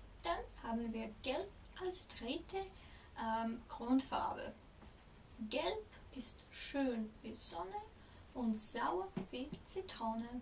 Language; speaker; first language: German; non-native, fluent; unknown